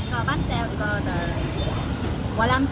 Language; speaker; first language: Korean; non-native, learner; Vietnamese